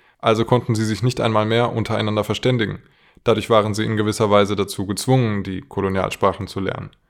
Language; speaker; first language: German; native; German